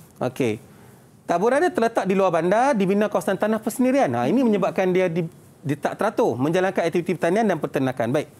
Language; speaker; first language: Malay; native; Malay